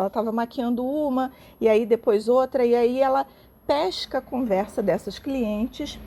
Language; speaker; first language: Portuguese; native; Portuguese